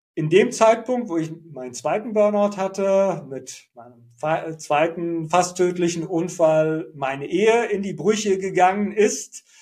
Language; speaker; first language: German; native; German